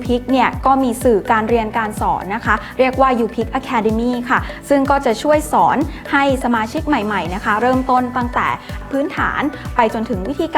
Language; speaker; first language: Thai; native; Thai